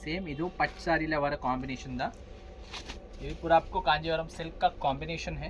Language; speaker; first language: Hindi; non-native, local second language; Tamil